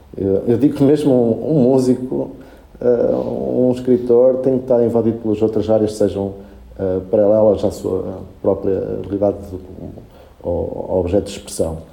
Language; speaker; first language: Portuguese; early bilingual, other home language; Spanish